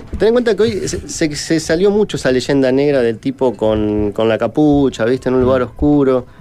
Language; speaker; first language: Spanish; native; Spanish